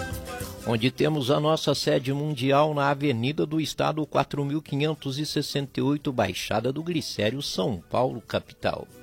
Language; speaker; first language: Portuguese; native; Portuguese